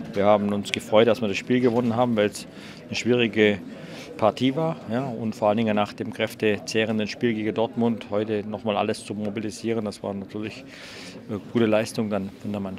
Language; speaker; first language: German; native; German